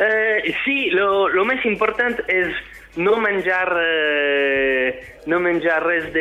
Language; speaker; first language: Catalan; non-native, fluent; French